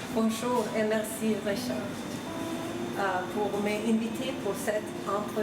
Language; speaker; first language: French; non-native, fluent; Swedish